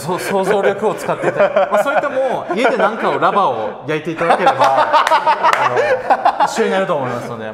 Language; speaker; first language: Japanese; non-native, fluent; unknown